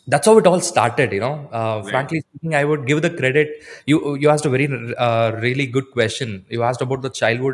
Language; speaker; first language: English; non-native, local second language; Tamil